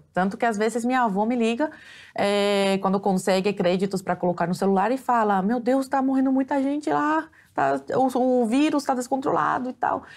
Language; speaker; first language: Portuguese; early bilingual, other home language; Spanish